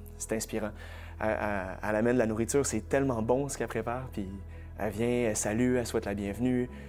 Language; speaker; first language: French; native; French